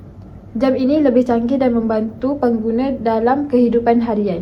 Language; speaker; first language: Malay; native; Malay